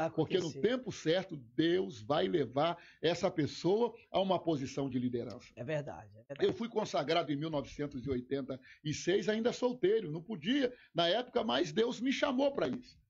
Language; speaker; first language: Portuguese; native; Portuguese